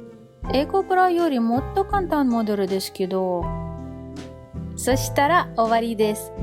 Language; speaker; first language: Japanese; non-native, learner; Russian